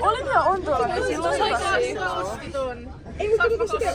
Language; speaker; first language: Finnish; native; Finnish